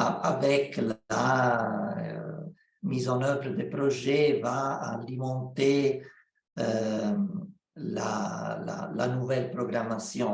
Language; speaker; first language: French; non-native, fluent; Italian